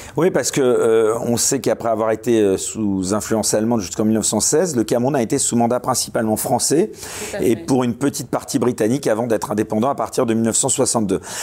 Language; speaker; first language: French; native; French